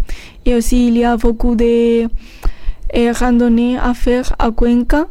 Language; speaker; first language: French; non-native, learner; Spanish